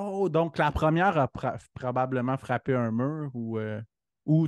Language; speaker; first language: French; native; French